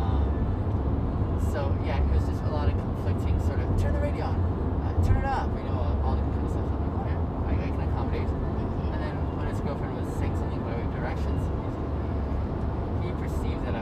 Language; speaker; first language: English; native; English